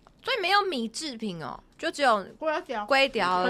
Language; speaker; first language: Chinese; native; Chinese